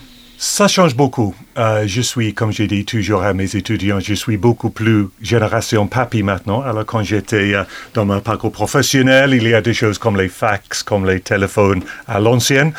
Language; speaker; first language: French; non-native, fluent; English